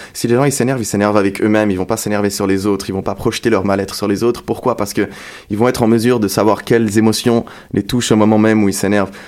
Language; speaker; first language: French; non-native, local second language; Arabic